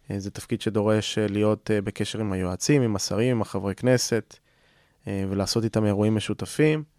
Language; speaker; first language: Hebrew; non-native, fluent; Spanish